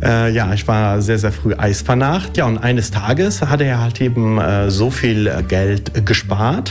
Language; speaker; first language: German; early bilingual, other home language; Italian